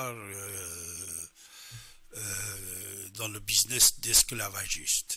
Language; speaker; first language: French; non-native, fluent; Persian